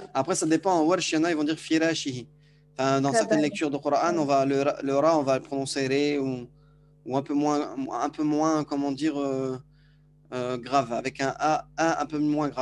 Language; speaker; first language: French; native; French